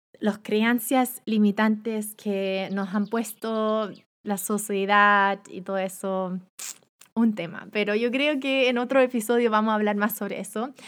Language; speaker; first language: Spanish; non-native, fluent; German